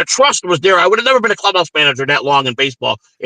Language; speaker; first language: English; native; English